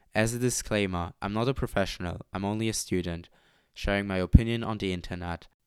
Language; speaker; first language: English; non-native, fluent; Luxembourgish